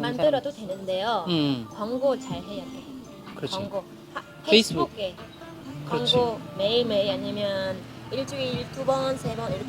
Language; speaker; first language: Korean; non-native, learner; Vietnamese